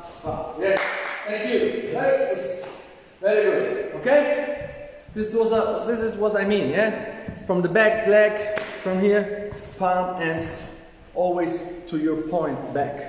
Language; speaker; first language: English; non-native, learner; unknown